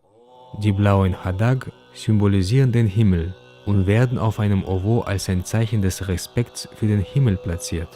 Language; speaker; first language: German; native; German